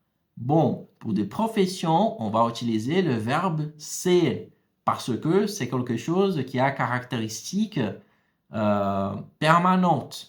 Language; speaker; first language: French; non-native, fluent; Portuguese